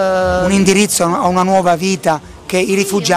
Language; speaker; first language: Italian; native; Italian